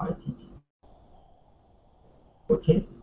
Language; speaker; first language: English; non-native, learner; Turkish